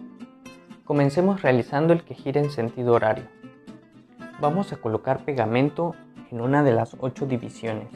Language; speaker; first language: Spanish; native; Spanish